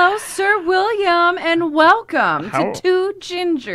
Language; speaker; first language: English; native; English